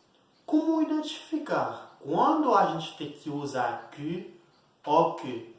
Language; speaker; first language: Portuguese; non-native, fluent; Haitian Creole